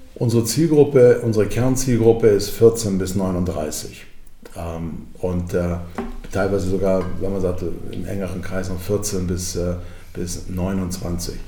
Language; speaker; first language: German; early bilingual, other home language; Croatian